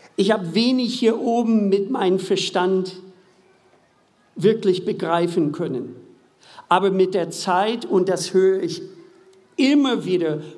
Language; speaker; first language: German; non-native, fluent; English